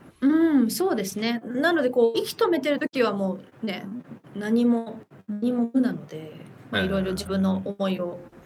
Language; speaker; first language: Japanese; early bilingual, heritage; Japanese